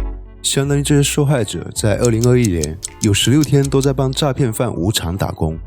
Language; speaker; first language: Chinese; native; Chinese